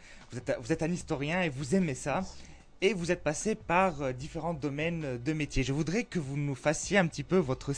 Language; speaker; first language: French; native; French